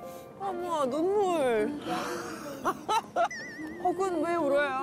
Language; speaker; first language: Korean; non-native, fluent; Russian